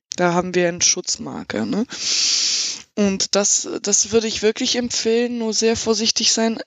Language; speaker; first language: German; non-native, fluent; Slovak